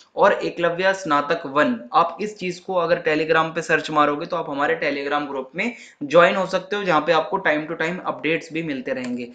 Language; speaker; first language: Hindi; native; Hindi